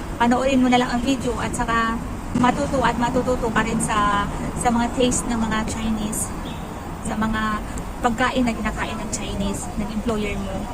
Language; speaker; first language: Filipino; native; Filipino